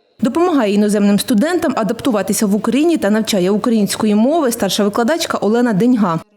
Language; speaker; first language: Ukrainian; native; Ukrainian